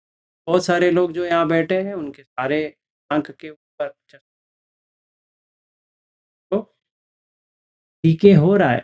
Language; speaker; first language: Hindi; native; Hindi